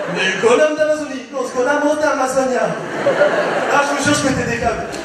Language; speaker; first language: French; early bilingual, other home language; Vietnamese